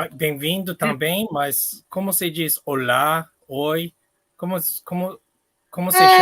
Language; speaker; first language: Portuguese; non-native, learner; English